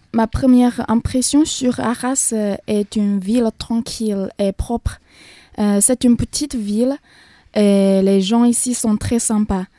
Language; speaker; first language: French; non-native, learner; Chinese